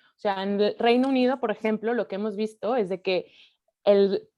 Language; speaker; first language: Spanish; early bilingual, heritage; Spanish